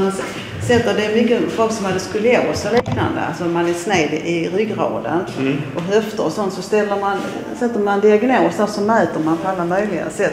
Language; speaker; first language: Swedish; native; Swedish